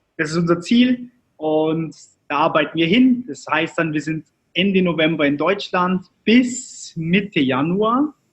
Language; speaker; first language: German; early bilingual, other home language; Turkish